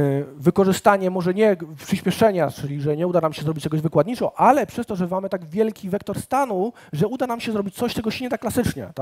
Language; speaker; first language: Polish; native; Polish